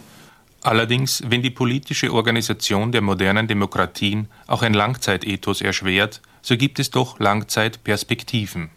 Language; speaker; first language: German; native; German